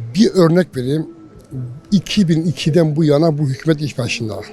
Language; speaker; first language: Turkish; native; Turkish